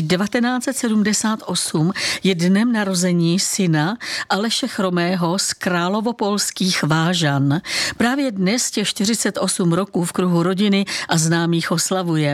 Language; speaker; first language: Czech; native; Czech